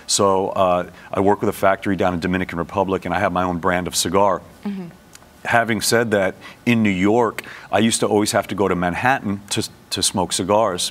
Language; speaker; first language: English; native; English